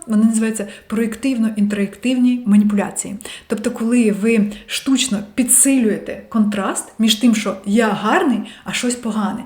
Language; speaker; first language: Ukrainian; non-native, local second language; Russian